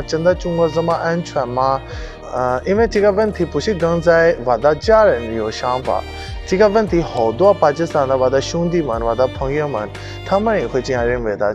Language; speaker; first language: Chinese; non-native, fluent; Urdu